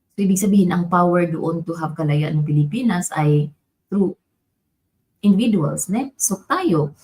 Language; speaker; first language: Filipino; native; Filipino